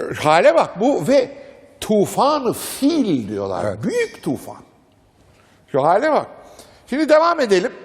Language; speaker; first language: Turkish; native; Turkish